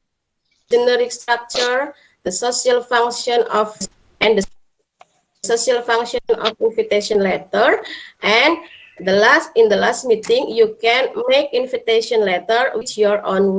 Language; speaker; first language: English; non-native, fluent; Indonesian